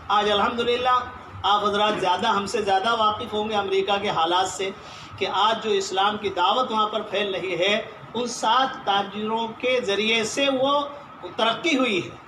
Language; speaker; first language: Urdu; native; Urdu